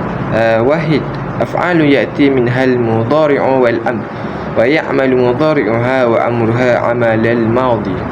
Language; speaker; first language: Arabic; non-native, learner; Malay